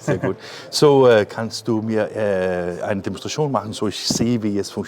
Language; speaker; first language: German; non-native, fluent; Danish